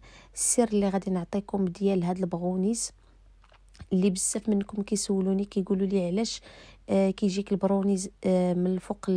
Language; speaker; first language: Arabic; native; Arabic